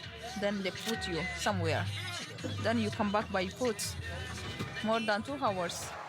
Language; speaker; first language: English; non-native, learner; Amharic